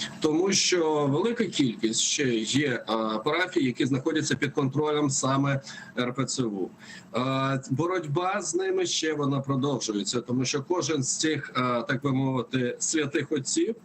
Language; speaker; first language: Ukrainian; native; Ukrainian